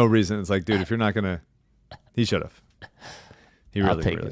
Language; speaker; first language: English; native; English